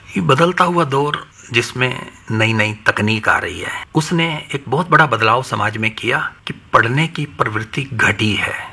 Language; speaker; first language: Hindi; non-native, local second language; Punjabi